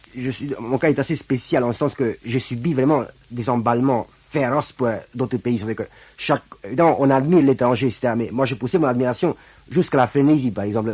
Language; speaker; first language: French; non-native, fluent; Romanian